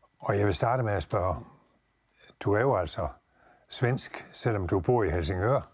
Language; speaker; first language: Danish; native; Danish